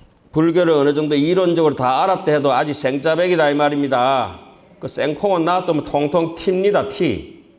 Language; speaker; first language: Korean; native; Korean